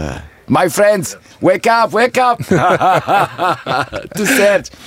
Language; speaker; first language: English; non-native, learner; Arabic